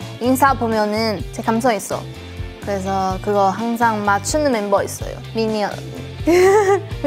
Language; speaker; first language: Korean; non-native, learner; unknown